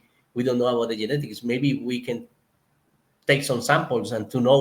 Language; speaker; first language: English; non-native, learner; Spanish